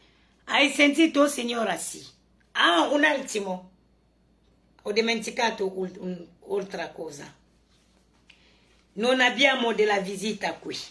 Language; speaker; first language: Italian; non-native, learner; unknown